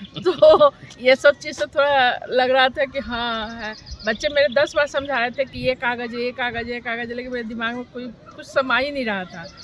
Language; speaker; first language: Hindi; native; Hindi